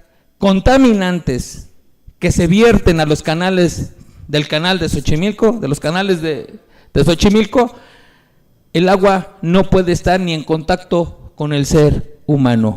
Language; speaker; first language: Spanish; native; Spanish